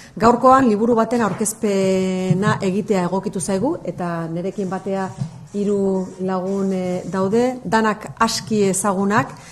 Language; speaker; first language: Basque; native; Basque